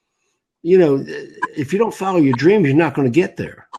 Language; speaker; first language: English; native; English